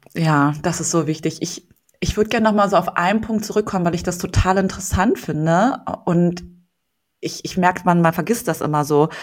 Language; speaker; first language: German; native; German